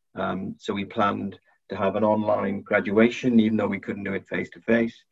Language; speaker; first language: English; native; English